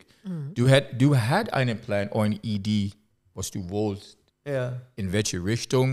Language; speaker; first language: German; non-native, learner; English